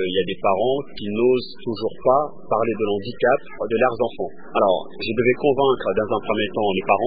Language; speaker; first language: French; early bilingual, other home language; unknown